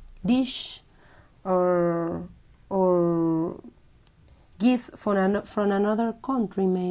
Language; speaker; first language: English; non-native, learner; Spanish